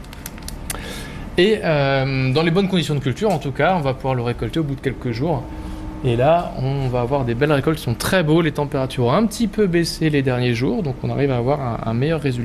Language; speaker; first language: French; native; French